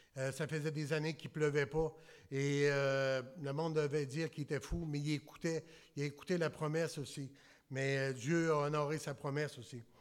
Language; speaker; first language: French; native; French